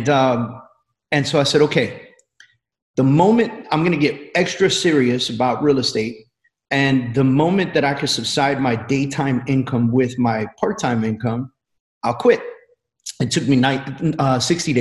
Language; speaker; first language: English; native; English